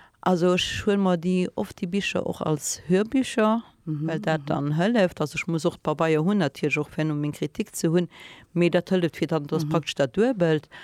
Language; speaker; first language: Luxembourgish; native; Luxembourgish